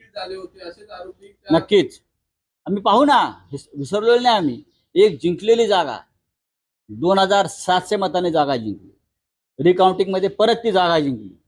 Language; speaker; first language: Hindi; non-native, local second language; Marathi